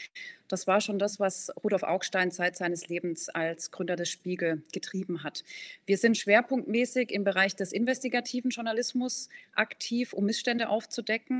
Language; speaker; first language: German; native; German